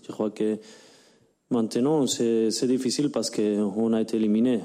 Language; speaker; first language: French; non-native, learner; Spanish